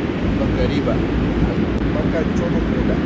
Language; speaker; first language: Indonesian; native; Indonesian